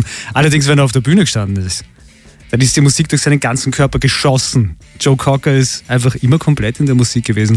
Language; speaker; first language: German; native; German